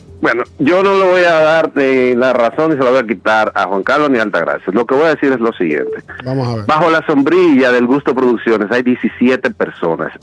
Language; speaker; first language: Spanish; native; Spanish